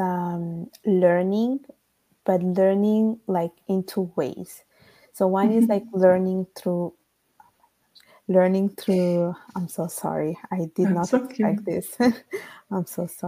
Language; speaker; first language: English; non-native, fluent; Italian